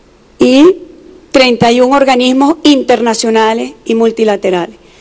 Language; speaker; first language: Spanish; native; Spanish